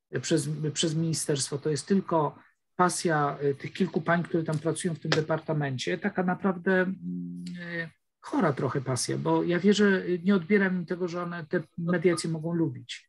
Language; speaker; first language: Polish; native; Polish